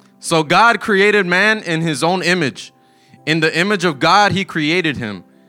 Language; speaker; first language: English; early bilingual, other home language; Spanish